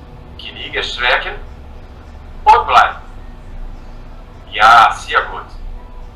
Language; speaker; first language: German; non-native, fluent; Portuguese